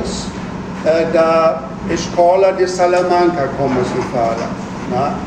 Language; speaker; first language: Portuguese; non-native, fluent; German